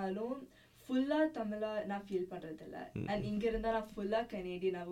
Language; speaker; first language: Tamil; early bilingual, heritage; Tamil